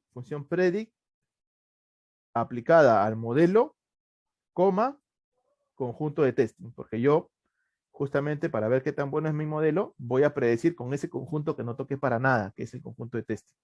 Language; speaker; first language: Spanish; native; Spanish